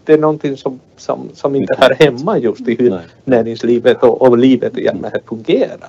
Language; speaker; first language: Swedish; non-native, fluent; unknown